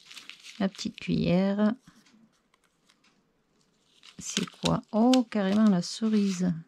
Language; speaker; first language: French; native; French